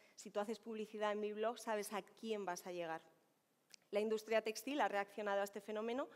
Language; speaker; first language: Spanish; native; Spanish